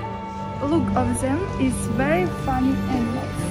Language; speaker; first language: English; non-native, learner; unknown